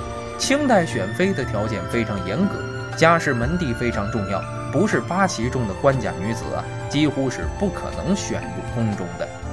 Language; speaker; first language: Chinese; native; Chinese